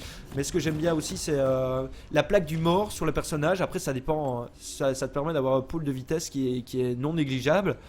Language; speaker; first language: French; native; French